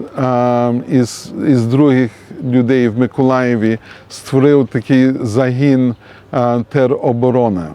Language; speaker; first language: Ukrainian; early bilingual, heritage; Ukrainian